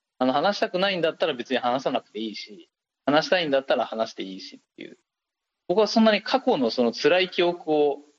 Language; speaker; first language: Japanese; native; Japanese